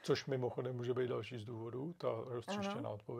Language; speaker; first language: Czech; native; Czech